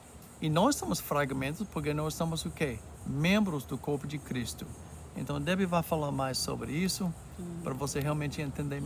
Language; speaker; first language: Portuguese; non-native, fluent; English